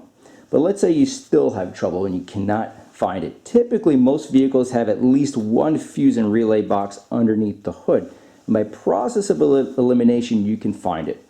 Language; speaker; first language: English; native; English